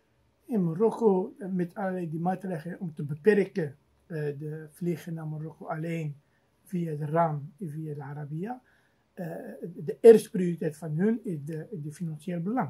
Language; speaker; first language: Dutch; non-native, fluent; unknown